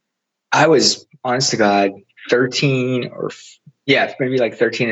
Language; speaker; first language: English; native; English